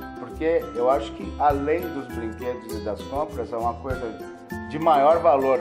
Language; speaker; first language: Portuguese; native; Portuguese